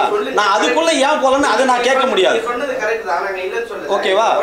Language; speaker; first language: Tamil; native; Tamil